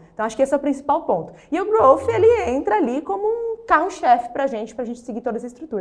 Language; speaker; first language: Portuguese; native; Portuguese